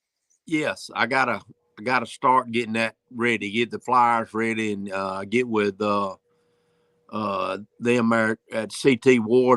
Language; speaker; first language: English; native; English